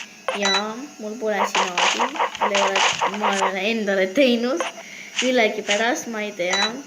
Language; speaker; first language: Estonian; non-native, local second language; Russian